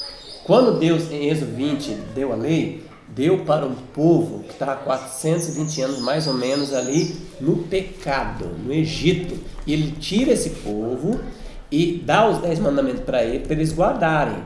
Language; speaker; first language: Portuguese; native; Portuguese